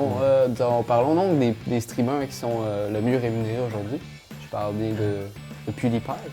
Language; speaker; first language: French; native; French